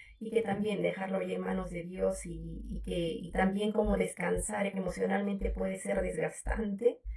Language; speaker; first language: Spanish; native; Spanish